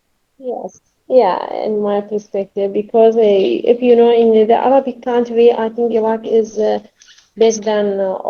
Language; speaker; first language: English; non-native, learner; Arabic